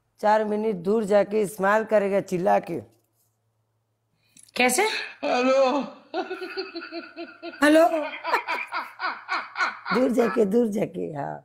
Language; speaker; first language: Hindi; non-native, learner; Bangla